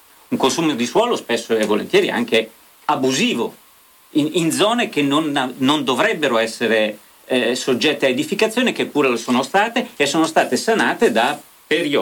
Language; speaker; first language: Italian; native; Italian